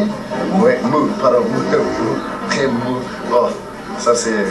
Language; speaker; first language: French; non-native, learner; English